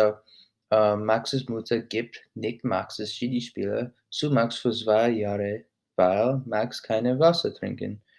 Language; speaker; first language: German; non-native, learner; English